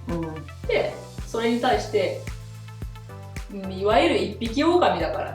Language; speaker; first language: Japanese; native; Japanese